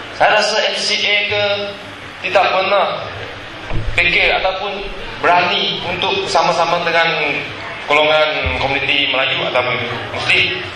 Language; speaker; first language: Malay; non-native, local second language; Chinese